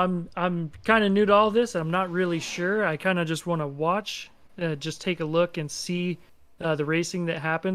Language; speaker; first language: English; native; English